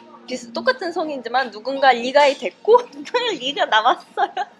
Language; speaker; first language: Korean; non-native, fluent; Russian